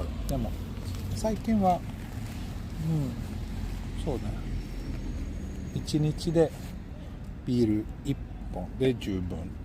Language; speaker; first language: Japanese; non-native, fluent; Swedish